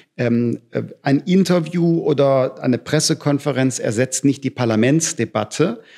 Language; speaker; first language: German; native; German